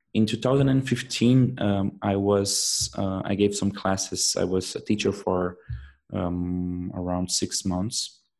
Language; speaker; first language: English; non-native, fluent; Portuguese